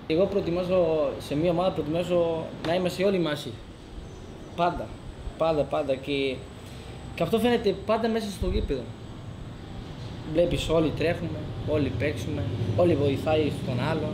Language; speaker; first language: Greek; non-native, fluent; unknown